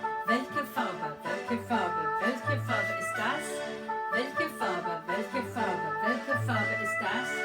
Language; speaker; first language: German; non-native, fluent; English